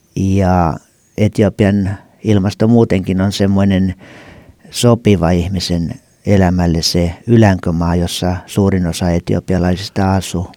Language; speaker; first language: Finnish; native; Finnish